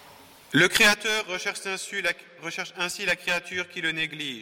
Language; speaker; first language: French; native; French